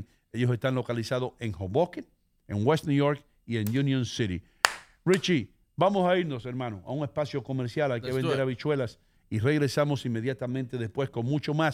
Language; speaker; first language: Spanish; native; Spanish